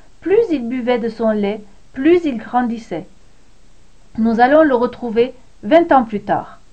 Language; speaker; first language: French; native; French